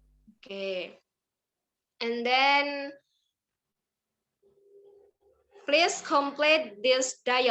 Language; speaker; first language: English; non-native, learner; Indonesian